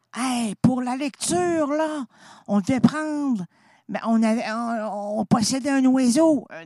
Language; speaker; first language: French; native; French